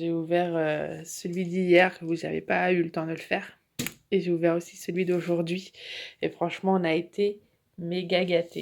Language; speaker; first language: French; native; French